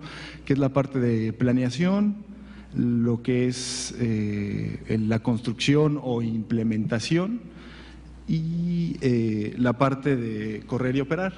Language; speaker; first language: Spanish; native; Spanish